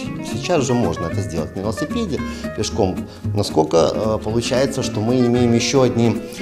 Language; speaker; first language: Russian; native; Russian